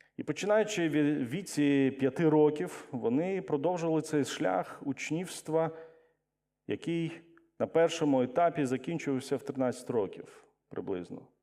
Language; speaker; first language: Ukrainian; non-native, local second language; Russian